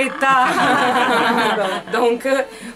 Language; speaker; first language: French; non-native, fluent; Italian